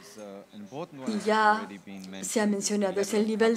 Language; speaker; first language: Spanish; non-native, learner; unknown